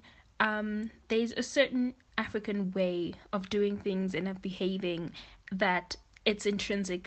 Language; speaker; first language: English; native; English